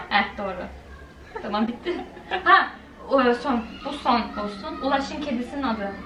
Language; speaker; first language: Turkish; early bilingual, heritage; Turkish